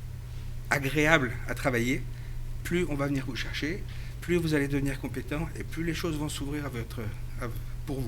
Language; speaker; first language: French; native; French